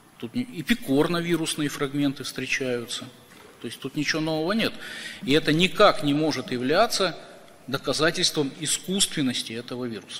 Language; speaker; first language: Russian; native; Russian